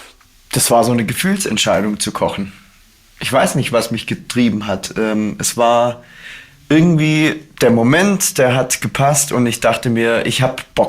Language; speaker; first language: German; native; German